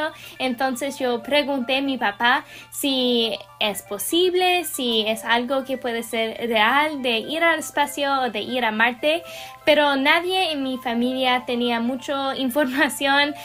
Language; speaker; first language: Spanish; non-native, learner; English